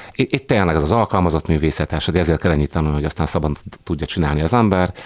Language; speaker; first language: Hungarian; native; Hungarian